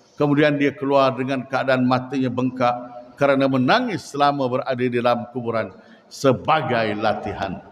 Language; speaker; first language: Malay; native; Malay